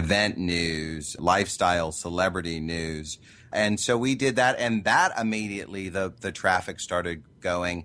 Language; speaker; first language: English; native; English